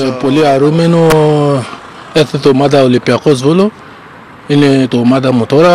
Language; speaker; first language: Greek; non-native, learner; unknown